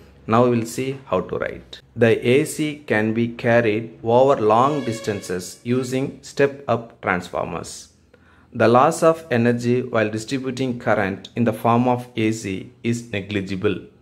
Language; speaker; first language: English; non-native, local second language; Tamil